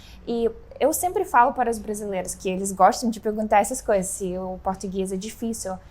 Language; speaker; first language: Portuguese; non-native, fluent; Russian